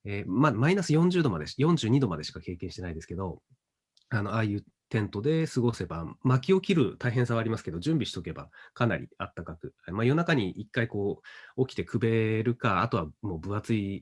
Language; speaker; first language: Japanese; native; Japanese